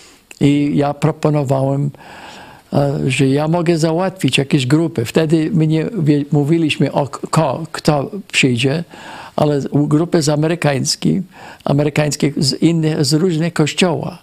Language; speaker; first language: Polish; early bilingual, heritage; Polish